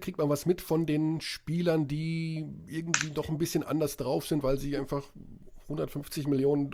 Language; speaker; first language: German; native; German